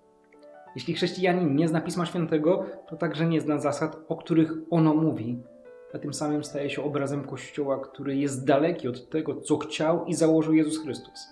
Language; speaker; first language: Polish; native; Polish